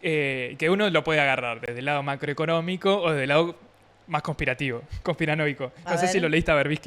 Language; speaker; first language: Spanish; native; Spanish